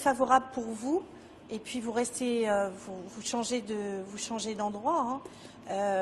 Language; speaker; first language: French; native; French